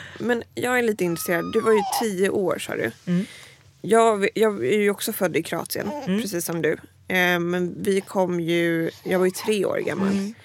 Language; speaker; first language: Swedish; early bilingual, other home language; Croatian